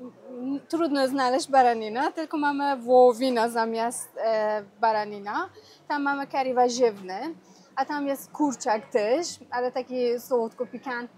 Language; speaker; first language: Polish; non-native, learner; Persian